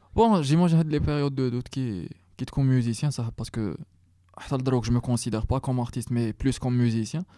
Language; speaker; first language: French; non-native, local second language; Arabic